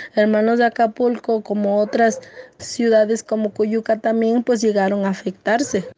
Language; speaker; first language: Spanish; native; Spanish